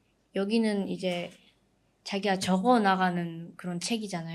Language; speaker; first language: Korean; early bilingual, heritage; Korean